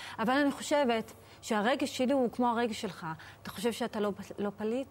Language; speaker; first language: Hebrew; non-native, local second language; Arabic